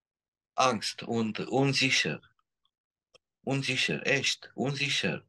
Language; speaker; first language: German; non-native, learner; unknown